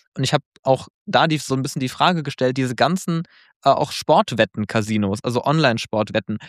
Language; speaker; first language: German; native; German